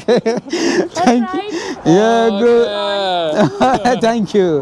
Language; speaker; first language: English; non-native, fluent; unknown